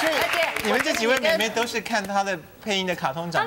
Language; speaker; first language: Chinese; native; Chinese